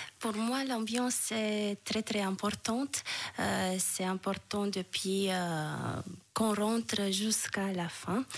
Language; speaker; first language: French; non-native, fluent; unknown